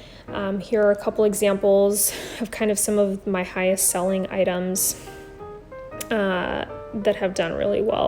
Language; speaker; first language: English; native; English